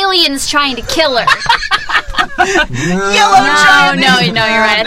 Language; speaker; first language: English; native; English